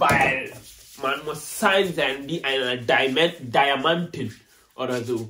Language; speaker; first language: German; non-native, learner; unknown